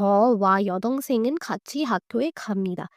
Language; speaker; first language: Korean; non-native, fluent; Hindi